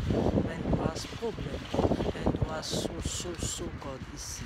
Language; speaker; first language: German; non-native, learner; French